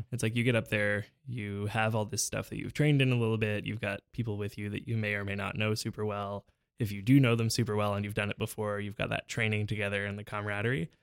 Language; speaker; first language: English; native; English